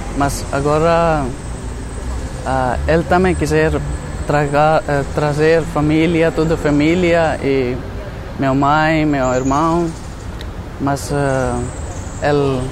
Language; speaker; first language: Portuguese; non-native, learner; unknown